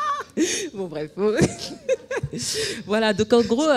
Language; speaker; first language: French; native; French